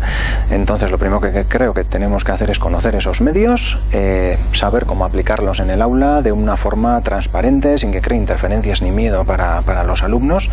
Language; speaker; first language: Spanish; native; Spanish